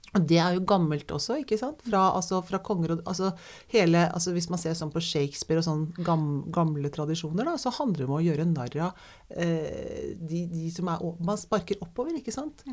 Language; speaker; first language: Norwegian; native; Norwegian